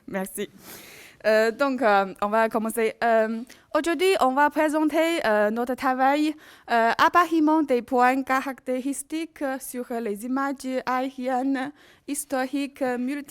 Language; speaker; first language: French; non-native, learner; Chinese